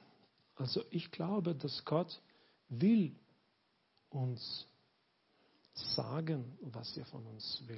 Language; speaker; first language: German; non-native, learner; Lithuanian